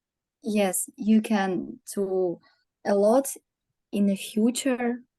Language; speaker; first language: English; non-native, learner; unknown